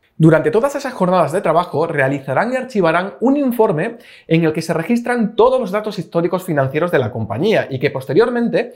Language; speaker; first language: Spanish; native; Spanish